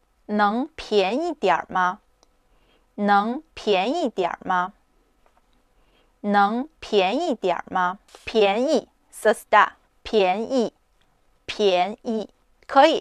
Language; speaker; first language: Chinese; non-native, fluent; Urdu